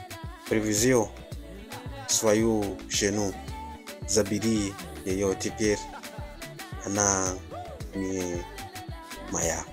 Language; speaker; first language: Russian; non-native, fluent; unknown